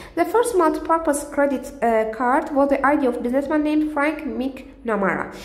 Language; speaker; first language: English; non-native, fluent; Azerbaijani